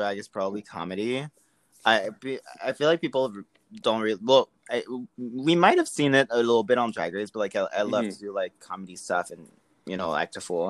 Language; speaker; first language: English; non-native, fluent; French